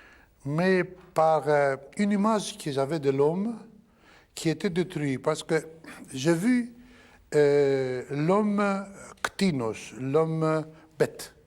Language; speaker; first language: French; non-native, fluent; Greek